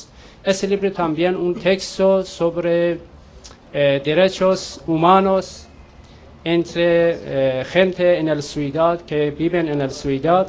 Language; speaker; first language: Spanish; non-native, learner; Persian